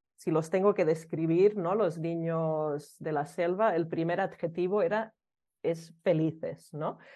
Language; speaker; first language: Spanish; early bilingual, other home language; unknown